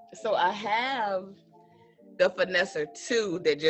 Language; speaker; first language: English; native; English